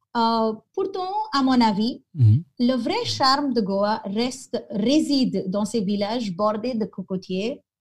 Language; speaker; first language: French; non-native, fluent; Konkani